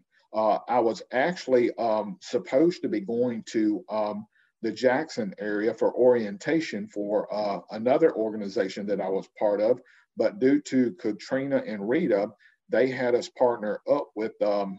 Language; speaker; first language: English; native; English